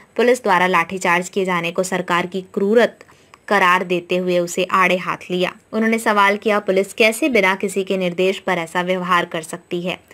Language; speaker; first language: Hindi; non-native, local second language; Marathi